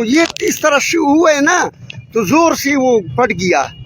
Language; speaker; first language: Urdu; non-native, local second language; Pashto